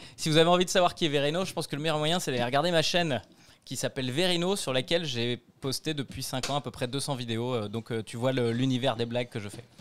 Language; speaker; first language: French; native; French